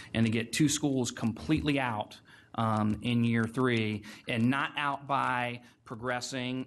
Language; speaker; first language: English; native; English